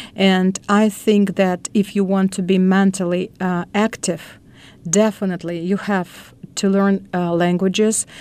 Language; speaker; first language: English; non-native, fluent; Russian